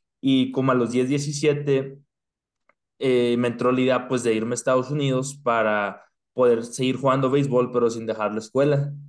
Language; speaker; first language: Spanish; native; Spanish